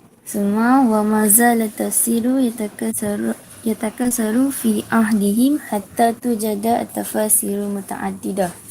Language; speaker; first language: Arabic; non-native, learner; Malay